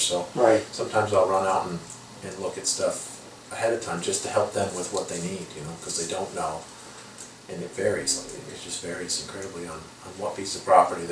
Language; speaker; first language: English; native; English